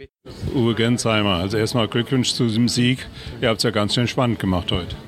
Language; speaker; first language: German; native; German